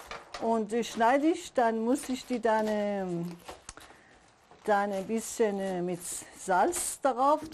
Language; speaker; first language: German; non-native, learner; Persian